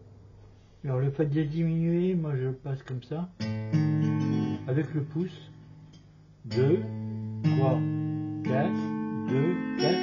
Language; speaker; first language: French; native; French